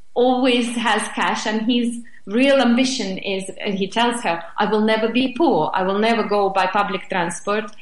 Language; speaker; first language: English; non-native, fluent; Russian